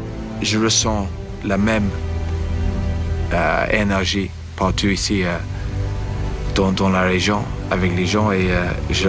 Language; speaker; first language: French; non-native, fluent; English